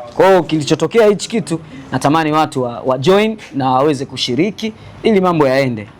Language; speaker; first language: Swahili; native; Swahili